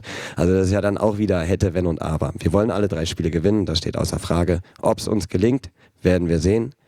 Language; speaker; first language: German; native; German